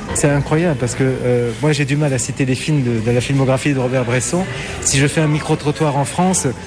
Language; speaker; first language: French; native; French